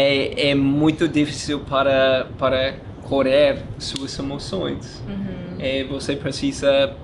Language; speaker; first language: Portuguese; non-native, learner; English